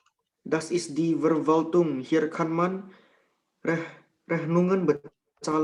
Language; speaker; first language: German; non-native, learner; Indonesian